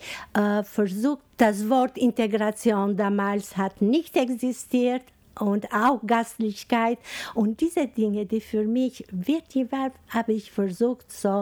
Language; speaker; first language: German; non-native, fluent; Albanian